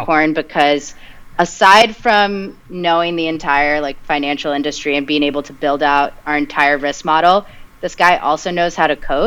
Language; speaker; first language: English; early bilingual, other home language; Spanish